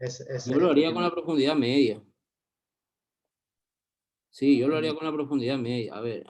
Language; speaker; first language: Spanish; native; Spanish